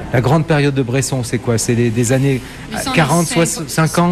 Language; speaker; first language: French; native; French